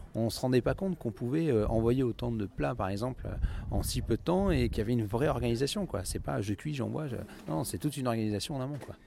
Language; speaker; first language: French; native; French